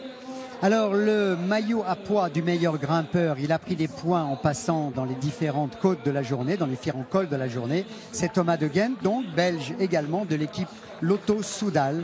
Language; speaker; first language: French; native; French